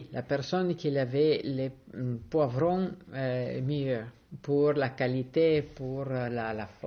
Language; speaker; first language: French; non-native, fluent; Italian